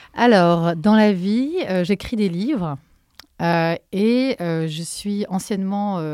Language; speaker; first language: French; native; French